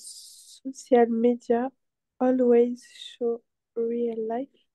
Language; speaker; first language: English; non-native, learner; French